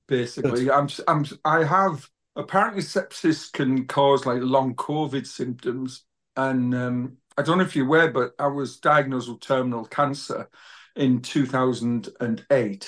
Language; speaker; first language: English; native; English